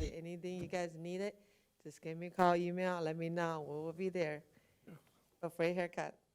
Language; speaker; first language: English; non-native, learner; Chinese